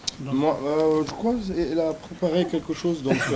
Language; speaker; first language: French; non-native, fluent; Arabic